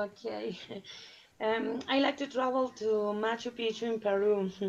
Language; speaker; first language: English; non-native, learner; Spanish